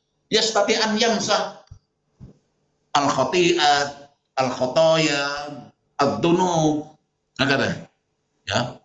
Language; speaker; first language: Arabic; non-native, fluent; Indonesian